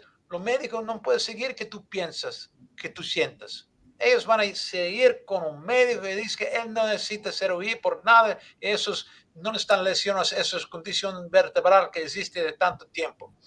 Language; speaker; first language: Spanish; non-native, learner; English